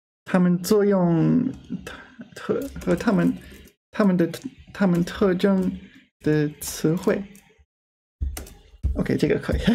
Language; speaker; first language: Chinese; non-native, learner; English